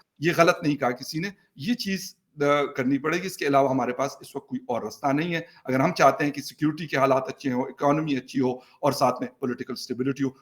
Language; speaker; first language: Urdu; non-native, local second language; Pashto